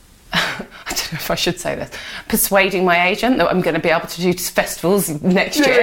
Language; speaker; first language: English; native; English